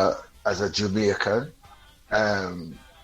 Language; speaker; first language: English; native; English